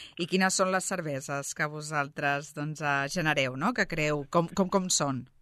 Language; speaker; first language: Catalan; native; Catalan